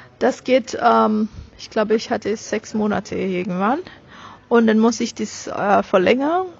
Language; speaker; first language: German; non-native, fluent; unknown